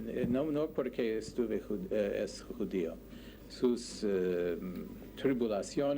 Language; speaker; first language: Spanish; non-native, learner; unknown